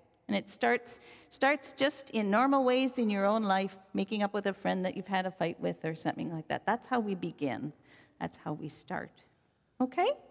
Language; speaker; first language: English; native; English